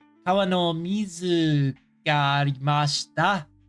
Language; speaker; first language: Japanese; non-native, learner; English